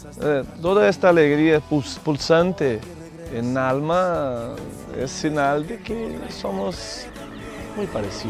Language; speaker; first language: Spanish; non-native, learner; Portuguese